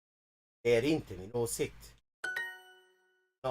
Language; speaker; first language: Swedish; non-native, learner; English